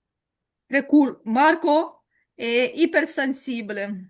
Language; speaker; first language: French; non-native, learner; Ukrainian